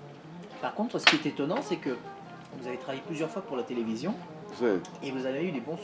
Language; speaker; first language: French; native; French